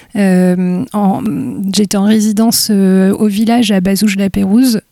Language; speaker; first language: French; native; French